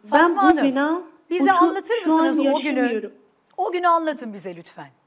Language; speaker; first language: Turkish; native; Turkish